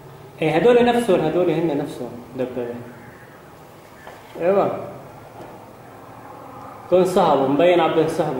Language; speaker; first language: Arabic; native; Arabic